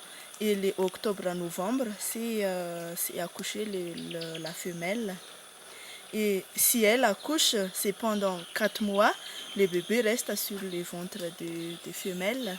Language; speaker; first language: French; non-native, local second language; Malagasy